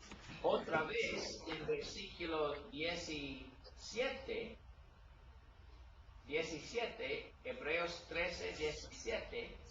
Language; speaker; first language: Spanish; non-native, learner; English